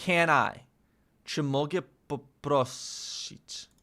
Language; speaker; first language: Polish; non-native, learner; English